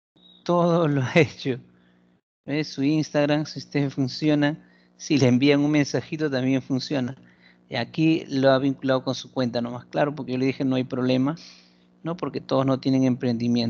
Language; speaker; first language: Spanish; native; Spanish